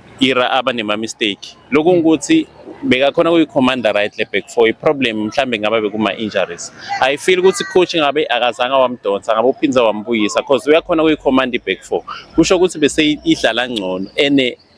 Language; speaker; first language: Zulu; non-native, local second language; Swati